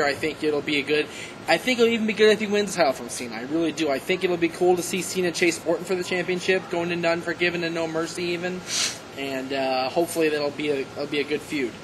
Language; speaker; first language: English; native; English